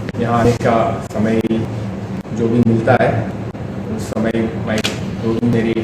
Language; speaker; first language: Hindi; non-native, local second language; Telugu